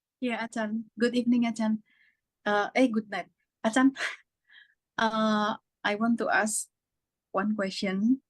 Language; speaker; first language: English; non-native, fluent; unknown